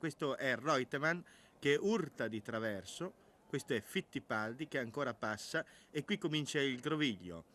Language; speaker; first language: Italian; native; Italian